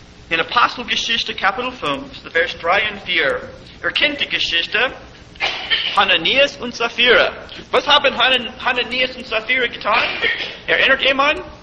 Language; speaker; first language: German; non-native, fluent; English